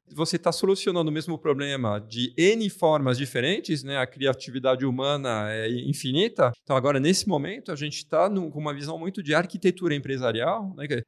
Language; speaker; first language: Portuguese; non-native, fluent; French